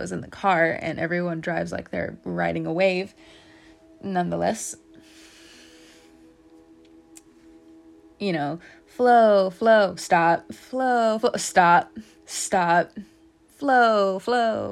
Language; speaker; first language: English; native; English